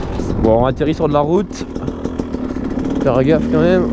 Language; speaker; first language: French; native; French